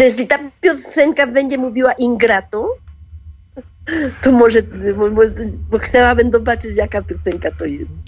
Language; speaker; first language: Polish; non-native, learner; Spanish